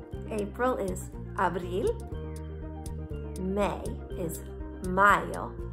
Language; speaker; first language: English; native; English